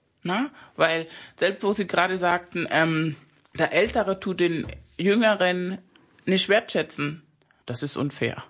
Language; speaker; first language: German; non-native, fluent; Spanish